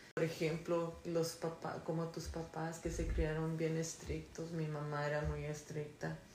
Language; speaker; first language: Spanish; early bilingual, other home language; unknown